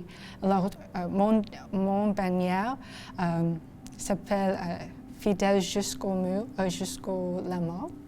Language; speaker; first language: French; non-native, local second language; English